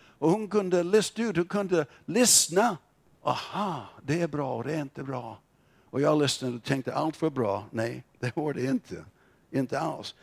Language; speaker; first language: Swedish; non-native, fluent; English